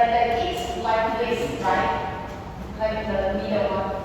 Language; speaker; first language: English; non-native, learner; Chinese